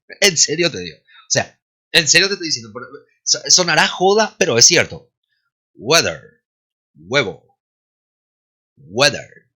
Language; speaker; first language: Spanish; native; Spanish